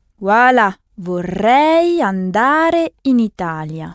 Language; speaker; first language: Italian; non-native, fluent; French